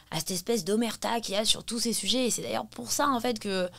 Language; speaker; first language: French; early bilingual, heritage; English